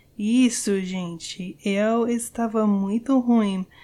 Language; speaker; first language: Portuguese; non-native, learner; English